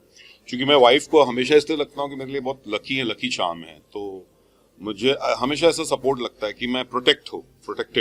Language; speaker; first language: Hindi; native; Hindi